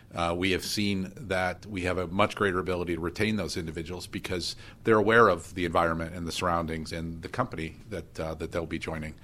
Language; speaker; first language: English; native; English